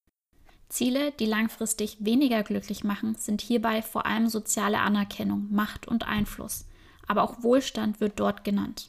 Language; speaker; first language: German; native; German